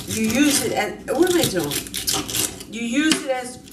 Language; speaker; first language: English; native; English